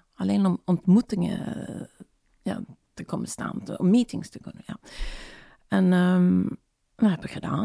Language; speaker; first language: Dutch; non-native, fluent; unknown